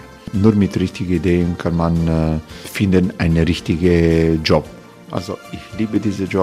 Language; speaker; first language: German; non-native, learner; Croatian